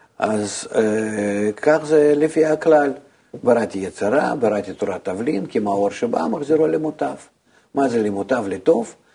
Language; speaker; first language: Hebrew; non-native, fluent; Russian